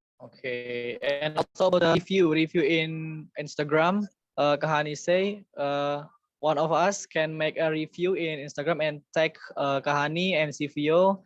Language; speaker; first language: English; non-native, learner; Indonesian